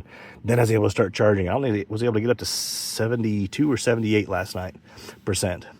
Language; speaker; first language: English; native; English